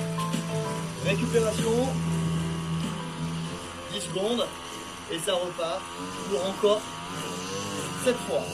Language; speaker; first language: French; native; French